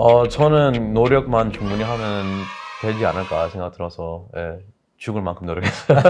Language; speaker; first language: Korean; non-native, fluent; English